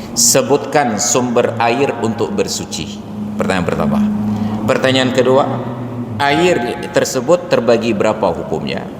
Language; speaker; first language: Malay; non-native, local second language; Achinese